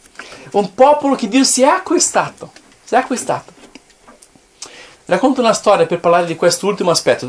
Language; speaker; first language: Italian; non-native, fluent; Portuguese